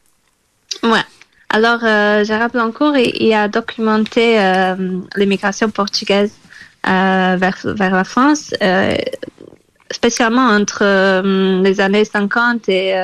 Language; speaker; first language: French; non-native, fluent; Portuguese